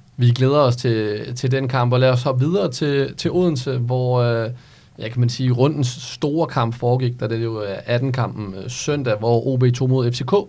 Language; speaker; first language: Danish; early bilingual, other home language; Serbian